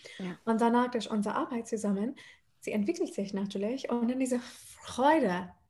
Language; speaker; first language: German; non-native, fluent; English